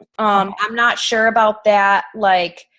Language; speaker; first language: English; native; English